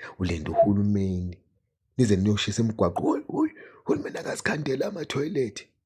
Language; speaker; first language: Zulu; native; Zulu